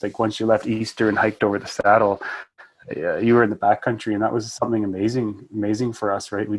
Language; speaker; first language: English; native; English